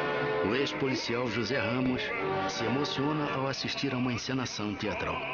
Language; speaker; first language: Portuguese; native; Portuguese